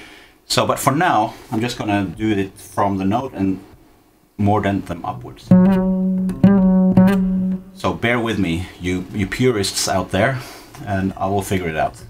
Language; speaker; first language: English; non-native, fluent; Norwegian